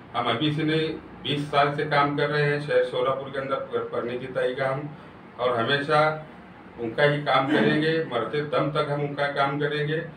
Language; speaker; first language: Hindi; native; Hindi